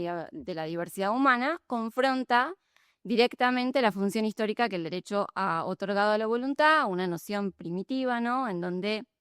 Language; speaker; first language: Spanish; native; Spanish